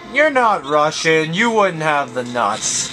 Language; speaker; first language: English; native; English